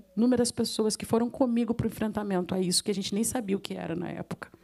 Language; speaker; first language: Portuguese; native; Portuguese